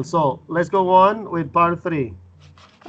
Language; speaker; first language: English; non-native, fluent; Spanish